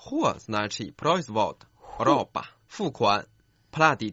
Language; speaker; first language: Croatian; non-native, fluent; Chinese